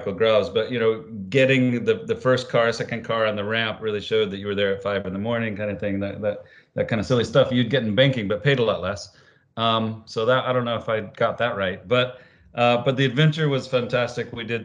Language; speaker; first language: English; native; English